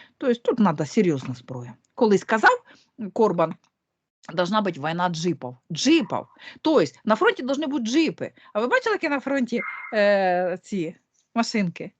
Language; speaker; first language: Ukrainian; non-native, local second language; Russian